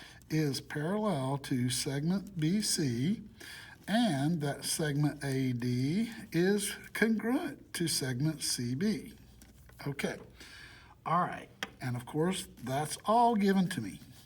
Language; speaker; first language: English; native; English